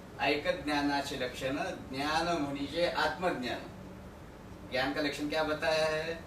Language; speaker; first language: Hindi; non-native, local second language; Marathi